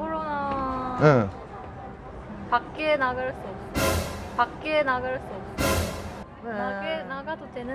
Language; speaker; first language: Korean; non-native, learner; Japanese